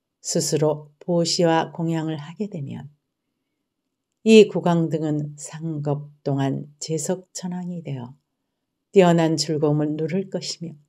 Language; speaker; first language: Korean; native; Korean